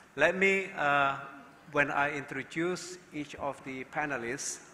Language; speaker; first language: English; non-native, fluent; Indonesian